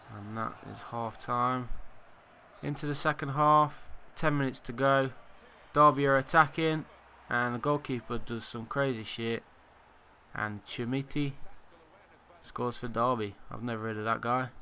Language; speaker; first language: English; native; English